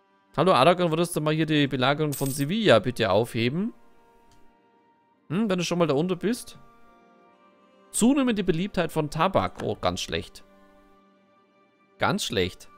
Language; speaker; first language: German; native; German